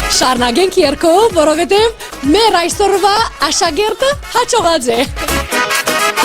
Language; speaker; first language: Armenian; early bilingual, heritage; Armenian